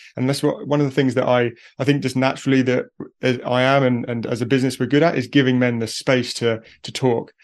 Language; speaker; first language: English; native; English